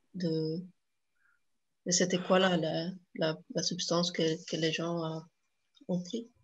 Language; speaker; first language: French; non-native, fluent; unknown